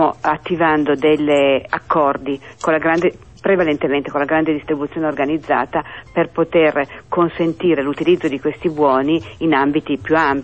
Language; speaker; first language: Italian; native; Italian